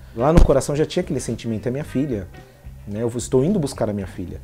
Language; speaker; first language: Portuguese; native; Portuguese